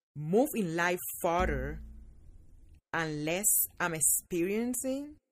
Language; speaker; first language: English; non-native, fluent; Spanish